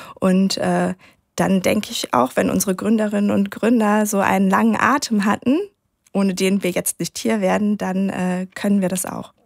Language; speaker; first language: German; native; German